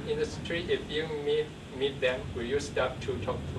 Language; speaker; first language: English; non-native, learner; Chinese